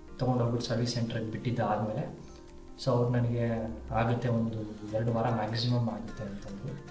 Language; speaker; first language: Kannada; native; Kannada